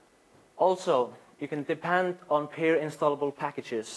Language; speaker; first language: English; non-native, fluent; Icelandic